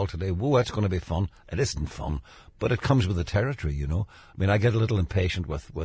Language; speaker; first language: English; native; English